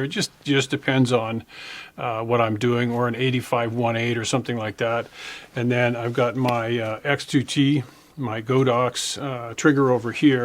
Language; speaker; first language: English; native; English